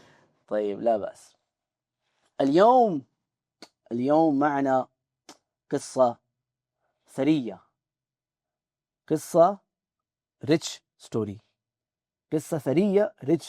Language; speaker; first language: Arabic; non-native, fluent; Urdu